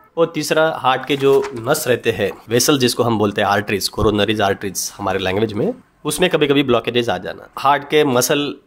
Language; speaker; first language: Hindi; non-native, local second language; Marathi